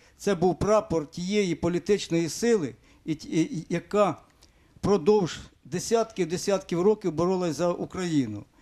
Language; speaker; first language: Ukrainian; native; Ukrainian